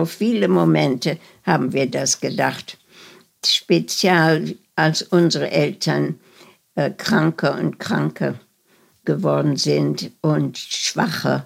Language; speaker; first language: German; early bilingual, heritage; German